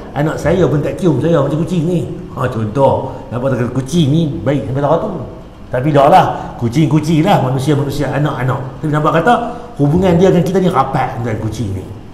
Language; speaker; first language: Malay; native; Malay